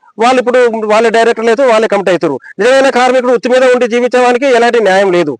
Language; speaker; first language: Telugu; native; Telugu